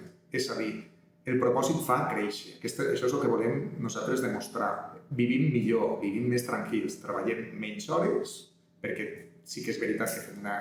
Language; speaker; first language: Catalan; native; Catalan